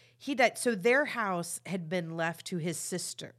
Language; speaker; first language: English; native; English